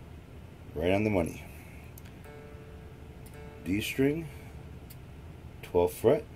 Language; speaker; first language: English; native; English